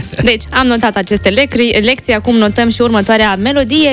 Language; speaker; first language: Romanian; native; Romanian